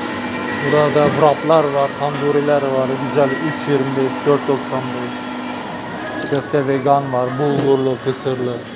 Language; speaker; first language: Turkish; early bilingual, heritage; Turkish